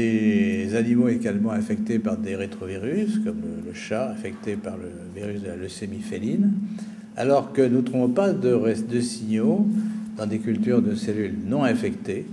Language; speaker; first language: French; native; French